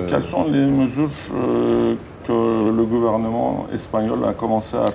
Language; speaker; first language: French; non-native, fluent; Turkish